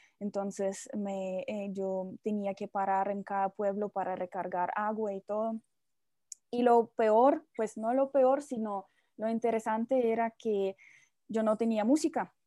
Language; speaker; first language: Spanish; non-native, fluent; Russian